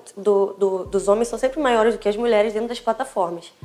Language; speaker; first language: Portuguese; native; Portuguese